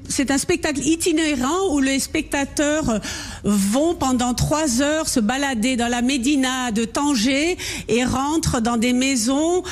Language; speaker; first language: French; non-native, local second language; Dutch